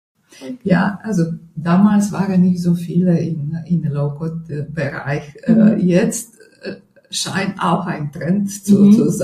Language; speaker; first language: German; non-native, fluent; Romanian